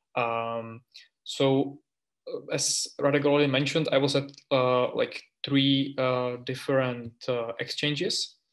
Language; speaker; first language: English; non-native, fluent; Czech